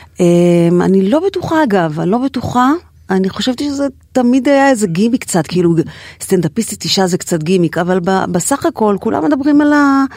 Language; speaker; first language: Hebrew; native; Hebrew